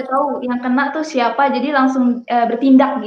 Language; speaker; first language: Indonesian; native; Indonesian